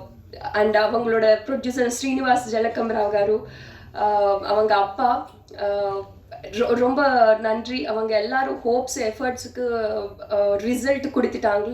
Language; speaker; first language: Tamil; non-native, learner; Telugu